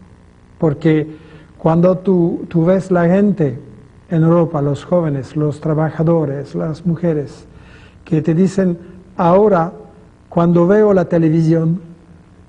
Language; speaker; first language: Spanish; non-native, fluent; French